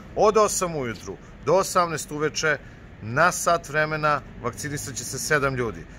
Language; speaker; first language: Serbian; native; Serbian